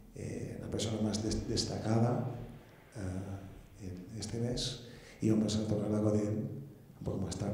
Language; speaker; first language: Spanish; non-native, fluent; English